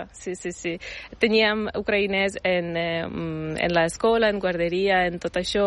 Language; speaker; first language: Catalan; non-native, learner; Ukrainian